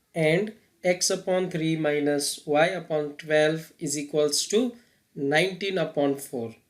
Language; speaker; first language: English; non-native, local second language; Nepali